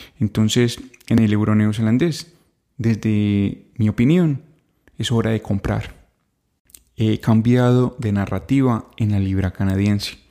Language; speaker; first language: Spanish; native; Spanish